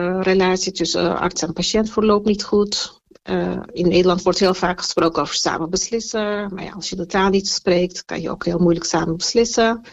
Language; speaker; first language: Dutch; early bilingual, other home language; Turkish